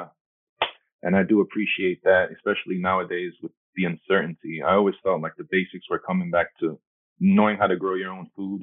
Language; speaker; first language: English; early bilingual, other home language; Spanish